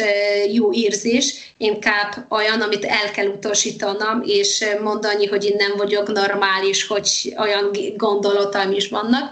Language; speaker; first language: Hungarian; non-native, fluent; Polish